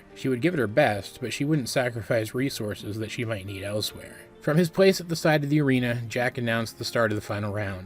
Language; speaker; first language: English; native; English